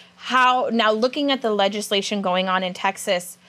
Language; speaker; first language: English; native; English